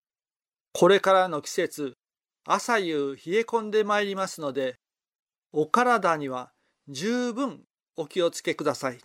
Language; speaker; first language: Japanese; native; Japanese